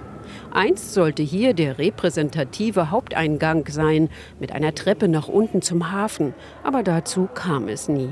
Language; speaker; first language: German; native; German